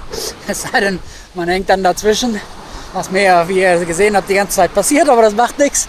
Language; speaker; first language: German; native; German